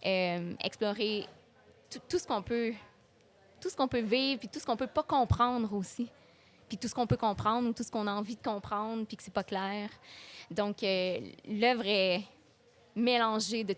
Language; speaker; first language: French; native; French